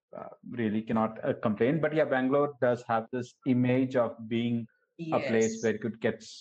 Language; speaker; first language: English; non-native, local second language; Gujarati